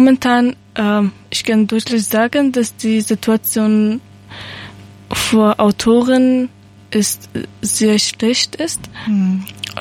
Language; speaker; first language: German; non-native, learner; Persian